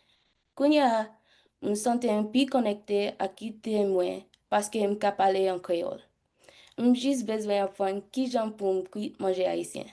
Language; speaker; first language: Haitian Creole; early bilingual, heritage; English